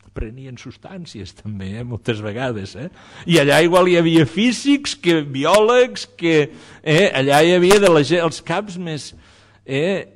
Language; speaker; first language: Catalan; native; Catalan